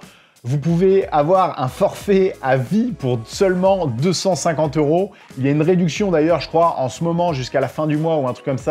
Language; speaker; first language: French; native; French